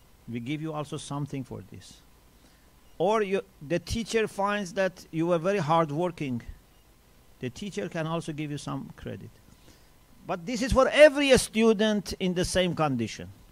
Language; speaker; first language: English; non-native, fluent; Persian